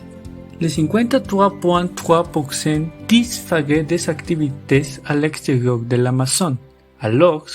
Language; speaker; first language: French; non-native, learner; Spanish